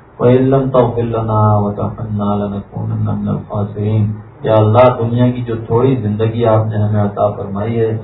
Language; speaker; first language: Urdu; native; Urdu